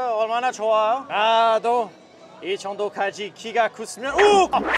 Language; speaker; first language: Korean; non-native, fluent; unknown